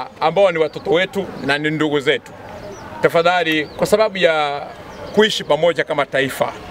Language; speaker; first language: Swahili; non-native, local second language; Gusii